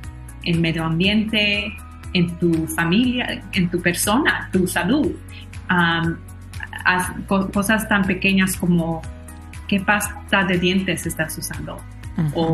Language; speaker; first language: Spanish; early bilingual, heritage; Spanish